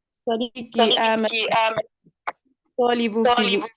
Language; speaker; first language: Arabic; non-native, learner; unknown